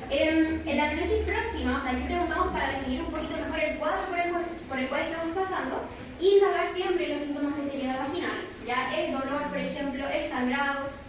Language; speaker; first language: Spanish; native; Spanish